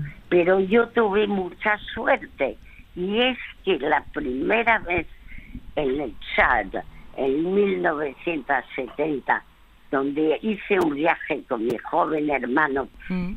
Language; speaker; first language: Spanish; early bilingual, other home language; French